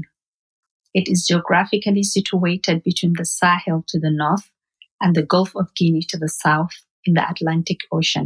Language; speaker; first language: English; non-native, local second language; Hausa